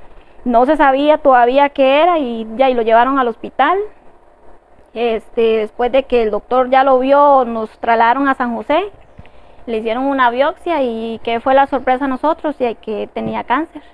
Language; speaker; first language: Spanish; native; Spanish